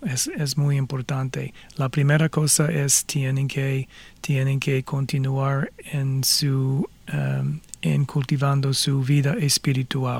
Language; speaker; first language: Spanish; non-native, fluent; English